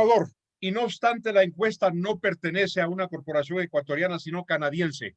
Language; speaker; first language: Spanish; native; Spanish